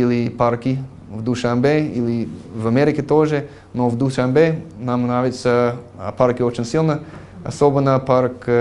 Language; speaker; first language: Russian; non-native, fluent; English